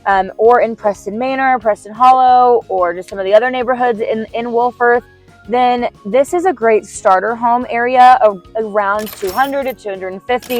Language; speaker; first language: English; native; English